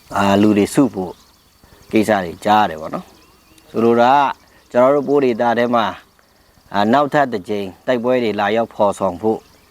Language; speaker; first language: Burmese; non-native, local second language; Pa'o Karen